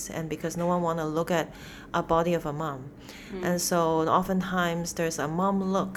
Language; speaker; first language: English; non-native, local second language; Cantonese